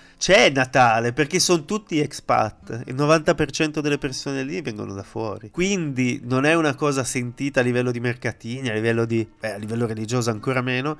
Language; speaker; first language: Italian; native; Italian